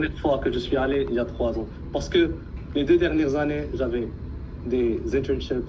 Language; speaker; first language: French; early bilingual, heritage; Arabic